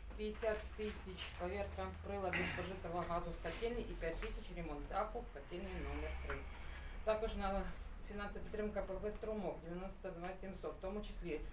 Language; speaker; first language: Ukrainian; non-native, local second language; Russian